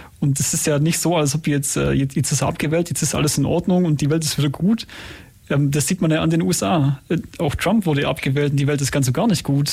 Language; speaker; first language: German; native; German